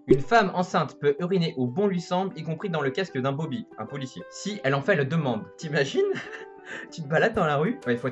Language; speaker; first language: French; native; French